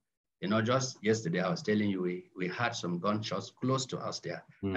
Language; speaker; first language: English; non-native, local second language; Hausa